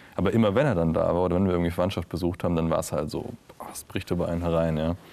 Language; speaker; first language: German; native; German